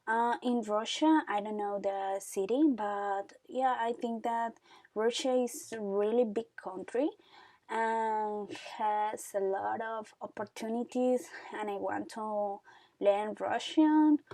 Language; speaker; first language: English; non-native, learner; Spanish